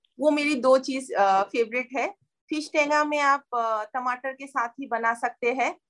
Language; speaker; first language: Hindi; non-native, local second language; Assamese